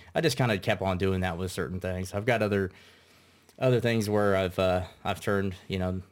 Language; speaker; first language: English; native; English